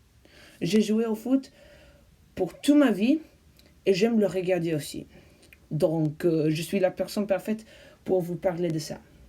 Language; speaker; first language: French; non-native, learner; English